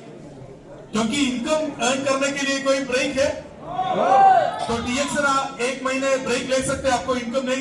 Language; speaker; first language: Hindi; non-native, fluent; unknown